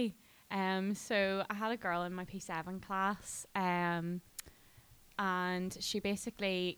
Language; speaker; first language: English; native; English